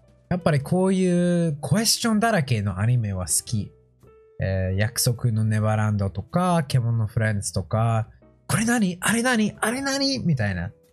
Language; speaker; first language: Japanese; non-native, fluent; English